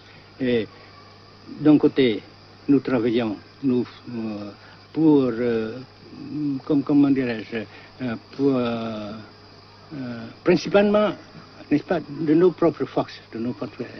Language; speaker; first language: French; non-native, fluent; Vietnamese